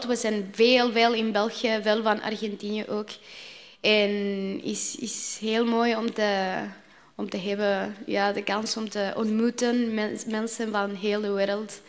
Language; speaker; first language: Dutch; non-native, learner; Spanish